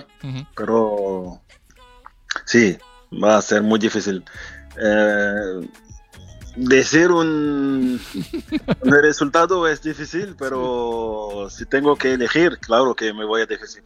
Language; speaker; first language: Spanish; non-native, fluent; French